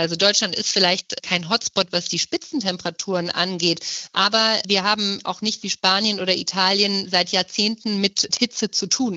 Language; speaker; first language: German; native; German